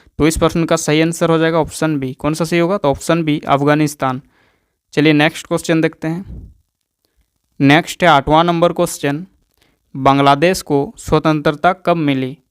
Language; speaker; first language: Hindi; native; Hindi